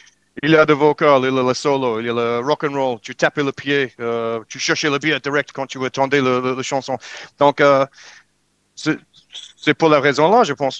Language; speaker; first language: French; non-native, learner; English